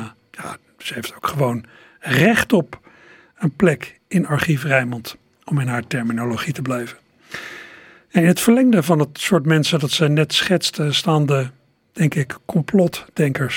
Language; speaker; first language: Dutch; native; Dutch